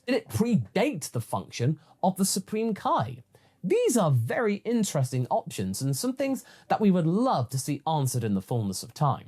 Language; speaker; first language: English; native; English